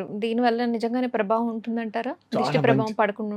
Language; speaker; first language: Telugu; native; Telugu